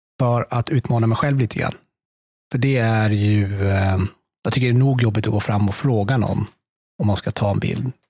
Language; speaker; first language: Swedish; early bilingual, other home language; Persian